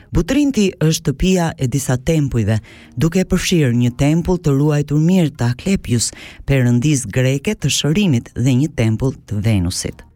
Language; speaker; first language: Albanian; early bilingual, heritage; Albanian